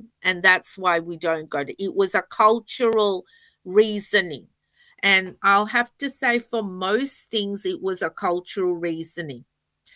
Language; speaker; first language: English; native; English